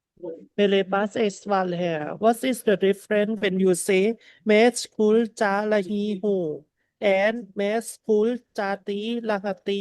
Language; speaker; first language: Hindi; non-native, learner; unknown